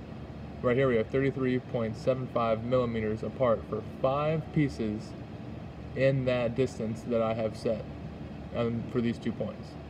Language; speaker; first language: English; native; English